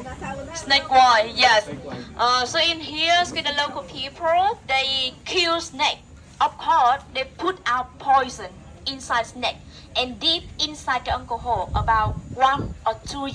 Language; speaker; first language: English; non-native, learner; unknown